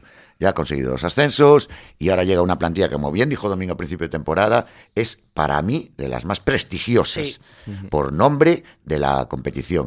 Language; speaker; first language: Spanish; native; Spanish